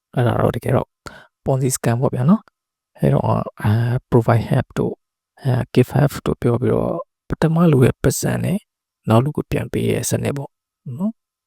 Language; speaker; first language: Burmese; native; Burmese